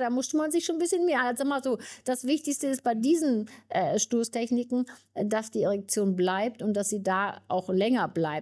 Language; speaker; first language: German; native; German